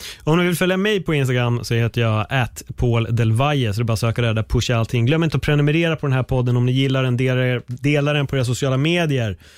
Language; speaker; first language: Swedish; native; Swedish